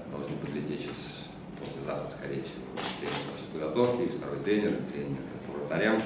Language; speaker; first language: Russian; native; Russian